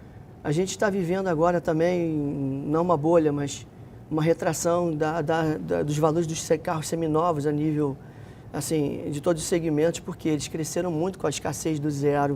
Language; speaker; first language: Portuguese; native; Portuguese